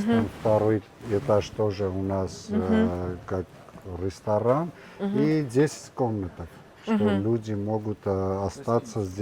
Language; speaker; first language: Russian; non-native, local second language; Armenian